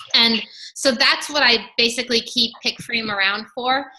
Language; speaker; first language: English; native; English